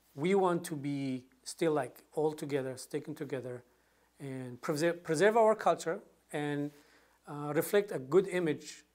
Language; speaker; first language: English; non-native, fluent; Kurdish